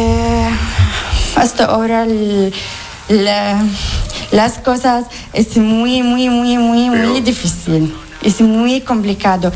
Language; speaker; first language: Spanish; non-native, learner; Arabic